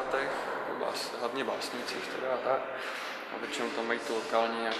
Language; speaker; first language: Czech; native; Czech